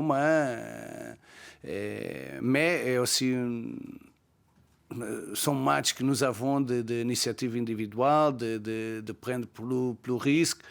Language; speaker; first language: French; non-native, learner; Portuguese